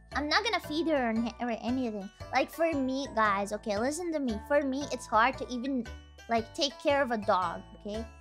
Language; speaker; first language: English; non-native, fluent; Italian